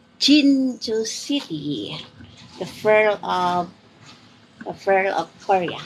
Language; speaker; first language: English; non-native, local second language; Filipino